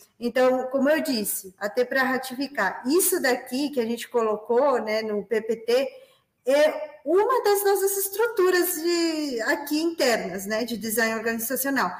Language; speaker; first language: Portuguese; non-native, fluent; Spanish